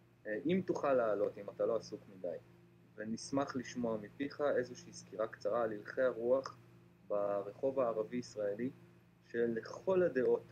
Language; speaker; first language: Hebrew; native; Hebrew